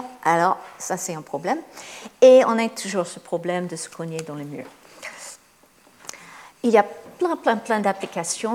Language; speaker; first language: French; non-native, fluent; English